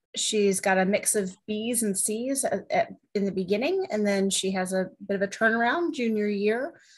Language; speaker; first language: English; native; English